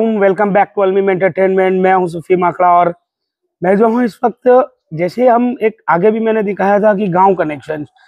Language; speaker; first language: Hindi; non-native, local second language; Gujarati